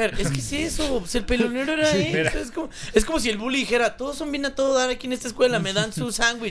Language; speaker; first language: Spanish; native; Spanish